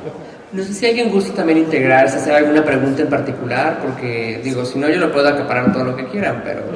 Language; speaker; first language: Spanish; native; Spanish